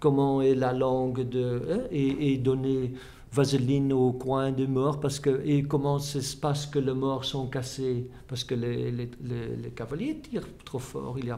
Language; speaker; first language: French; non-native, fluent; Dutch